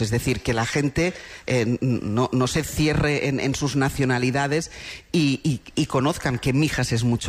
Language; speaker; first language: Spanish; native; Spanish